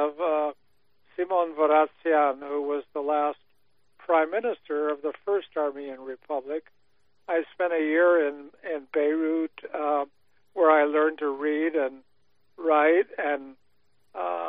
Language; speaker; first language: English; native; English